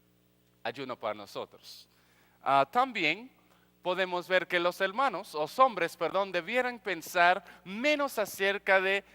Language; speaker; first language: Spanish; non-native, fluent; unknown